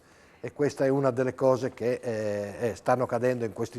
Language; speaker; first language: Italian; native; Italian